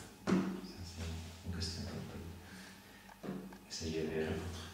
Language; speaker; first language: French; non-native, learner; Spanish